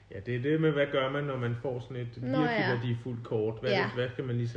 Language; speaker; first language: Danish; native; Danish